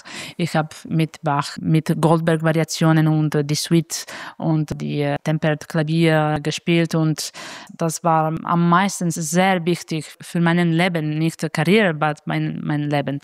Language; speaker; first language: German; non-native, fluent; Italian